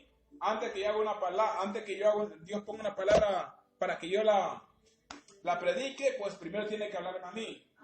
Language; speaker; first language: Spanish; native; Spanish